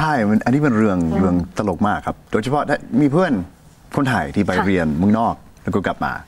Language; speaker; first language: Thai; non-native, fluent; English